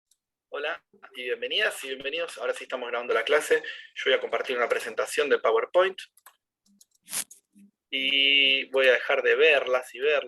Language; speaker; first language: Spanish; native; Spanish